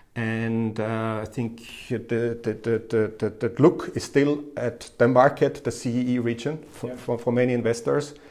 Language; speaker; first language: English; non-native, fluent; German